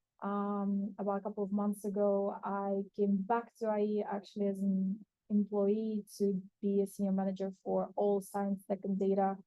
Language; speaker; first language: English; non-native, fluent; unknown